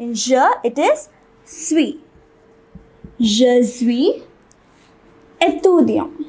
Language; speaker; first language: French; non-native, fluent; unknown